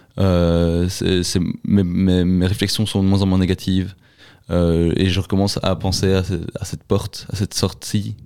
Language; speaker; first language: French; native; French